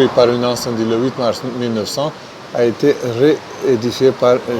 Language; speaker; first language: French; non-native, fluent; Hungarian